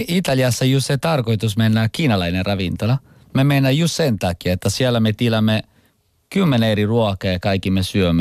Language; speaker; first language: Finnish; non-native, local second language; Italian